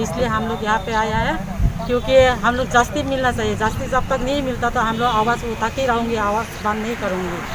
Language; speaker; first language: Hindi; non-native, local second language; Kok Borok